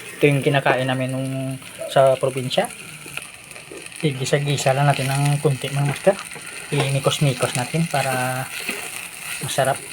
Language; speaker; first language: Filipino; non-native, local second language; Hiligaynon